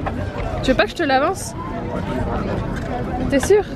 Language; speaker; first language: French; native; French